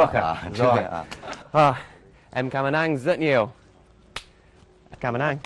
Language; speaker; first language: Vietnamese; non-native, learner; English